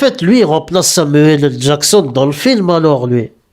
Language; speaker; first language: French; native; French